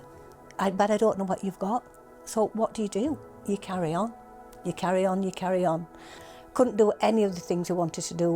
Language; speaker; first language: English; native; English